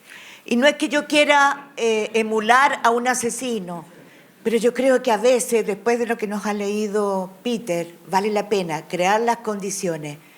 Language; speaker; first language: Spanish; native; Spanish